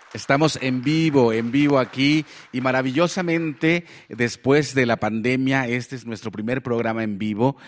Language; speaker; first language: Spanish; non-native, local second language; Nahuatl languages